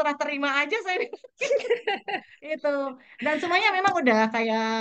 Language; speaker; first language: Indonesian; native; Indonesian